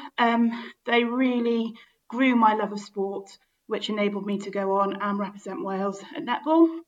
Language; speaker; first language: English; native; English